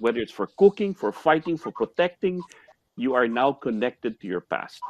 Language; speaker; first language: English; native; English